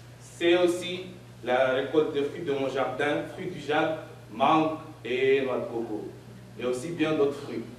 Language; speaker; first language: French; non-native, local second language; Comorian